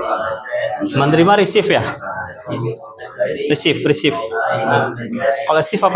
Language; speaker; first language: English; non-native, fluent; Indonesian